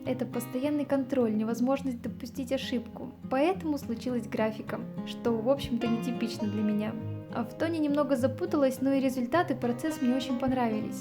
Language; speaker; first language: Russian; native; Russian